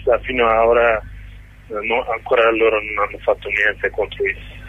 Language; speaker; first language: Italian; non-native, learner; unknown